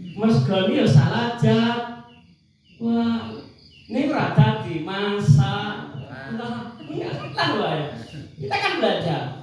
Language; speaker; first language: Indonesian; non-native, local second language; Madurese